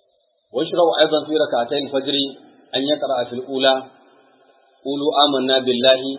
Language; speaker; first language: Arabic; non-native, fluent; Hausa